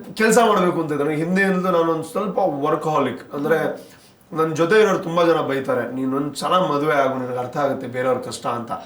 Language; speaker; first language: Kannada; non-native, local second language; Tulu